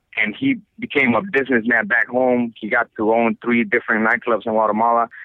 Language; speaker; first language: English; non-native, fluent; Spanish